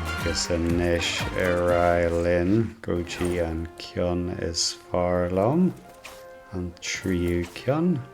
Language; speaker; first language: Irish; non-native, local second language; English